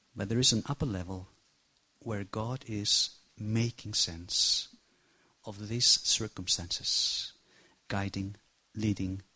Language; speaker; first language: English; non-native, fluent; Spanish